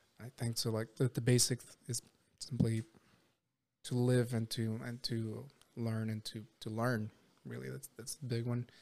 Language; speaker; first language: English; non-native, fluent; Spanish